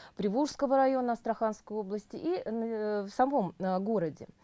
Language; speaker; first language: Russian; native; Russian